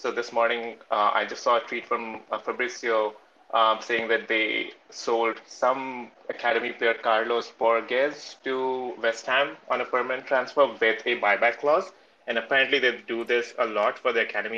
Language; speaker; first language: English; non-native, local second language; Hindi